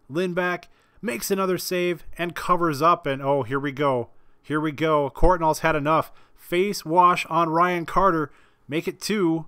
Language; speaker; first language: English; native; English